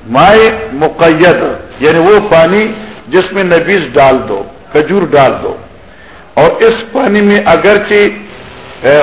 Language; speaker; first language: Urdu; non-native, local second language; Pashto